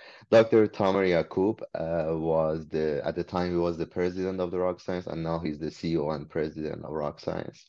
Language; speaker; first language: English; non-native, fluent; Persian